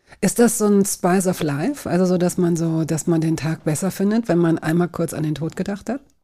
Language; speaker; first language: German; native; German